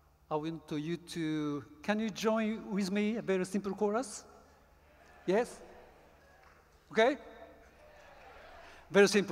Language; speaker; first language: English; non-native, learner; Japanese